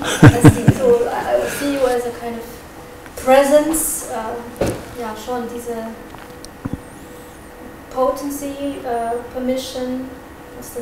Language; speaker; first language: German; non-native, fluent; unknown